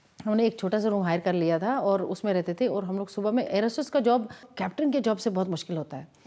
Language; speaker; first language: Hindi; non-native, local second language; Kashmiri